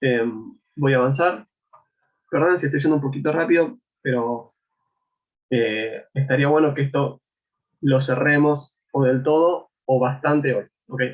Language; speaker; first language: Spanish; native; Spanish